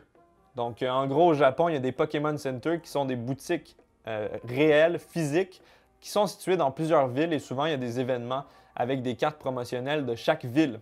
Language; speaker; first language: French; native; French